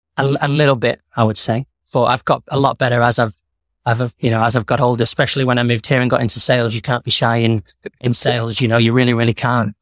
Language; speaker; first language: English; native; English